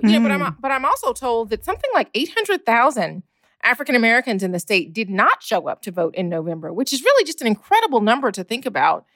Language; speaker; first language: English; native; English